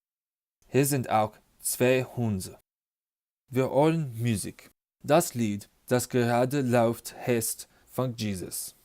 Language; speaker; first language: German; non-native, learner; English